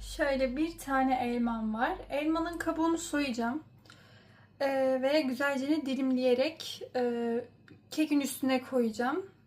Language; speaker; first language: Turkish; early bilingual, heritage; Turkish